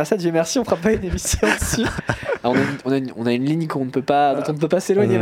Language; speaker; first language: French; native; French